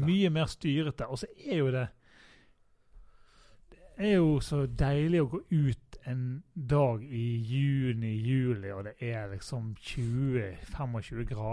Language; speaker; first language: Norwegian; native; Norwegian